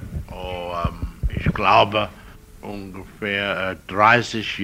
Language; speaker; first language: German; non-native, learner; English